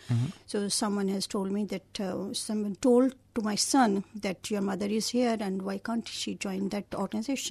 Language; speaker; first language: English; non-native, local second language; Hindi